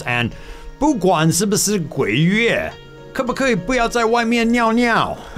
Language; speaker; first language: Chinese; non-native, fluent; English